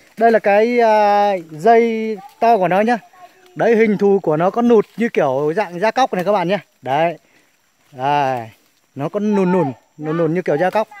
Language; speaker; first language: Vietnamese; non-native, local second language; Muong